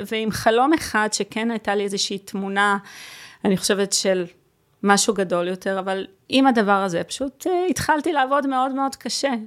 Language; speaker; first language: Hebrew; early bilingual, other home language; Russian